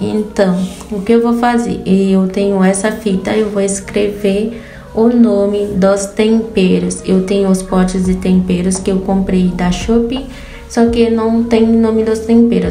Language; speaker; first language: Portuguese; non-native, fluent; Haitian Creole